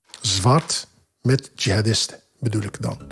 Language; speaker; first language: Dutch; non-native, fluent; Arabic